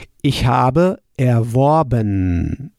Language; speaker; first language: German; non-native, fluent; English